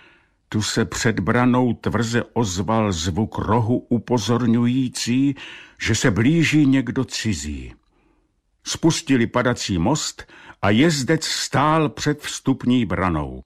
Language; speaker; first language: Czech; native; Czech